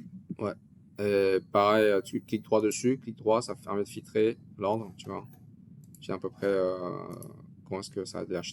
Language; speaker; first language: French; native; French